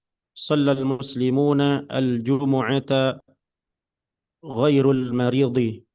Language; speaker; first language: Arabic; non-native, learner; Indonesian